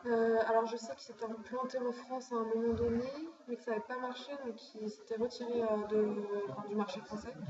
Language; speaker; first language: French; native; French